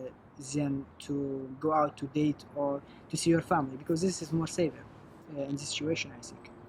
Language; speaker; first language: English; non-native, learner; Arabic